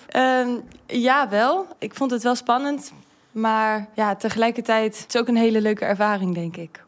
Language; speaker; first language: Dutch; early bilingual, heritage; Dutch